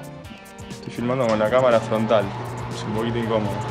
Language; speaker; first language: Spanish; native; Spanish